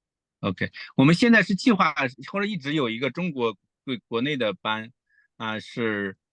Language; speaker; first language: Chinese; native; Chinese